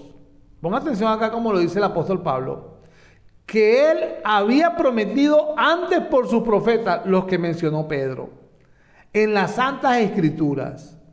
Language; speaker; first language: Spanish; native; Spanish